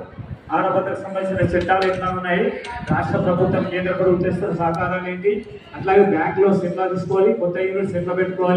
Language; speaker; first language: Telugu; native; Telugu